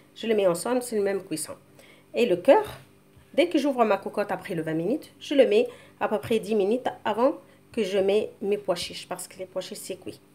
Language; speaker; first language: French; non-native, local second language; Arabic